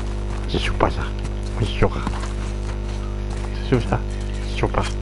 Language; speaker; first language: French; native; French